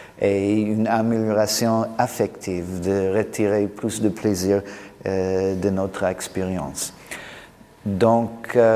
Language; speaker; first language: French; non-native, fluent; English